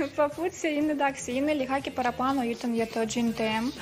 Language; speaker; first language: Greek; non-native, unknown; Russian